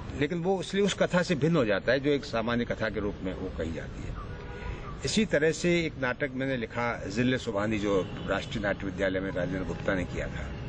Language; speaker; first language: Hindi; native; Hindi